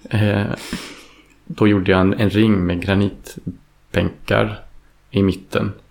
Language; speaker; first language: Swedish; early bilingual, heritage; Swedish